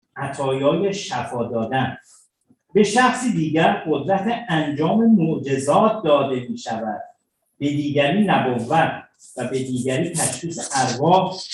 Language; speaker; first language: Persian; native; Persian